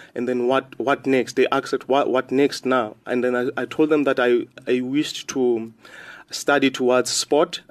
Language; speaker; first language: English; non-native, local second language; Xhosa